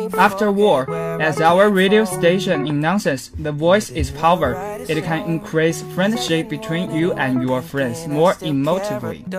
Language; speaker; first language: English; non-native, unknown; Chinese